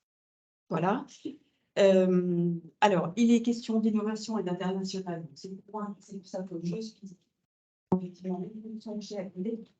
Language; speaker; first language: French; native; French